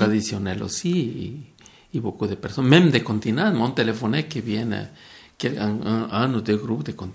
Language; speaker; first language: French; non-native, fluent; Spanish